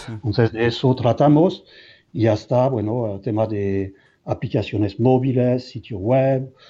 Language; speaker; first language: Spanish; non-native, fluent; French